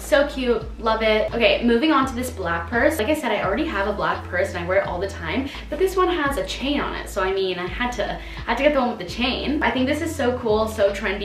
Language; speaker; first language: English; native; English